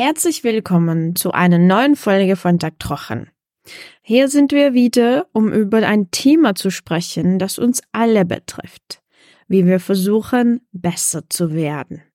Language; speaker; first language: German; non-native, fluent; Czech